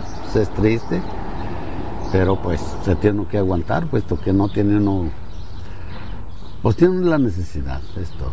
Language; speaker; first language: Spanish; native; Spanish